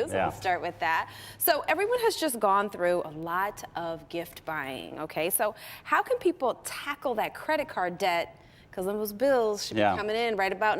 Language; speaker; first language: English; native; English